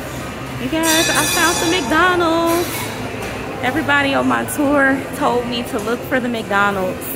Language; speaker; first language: English; native; English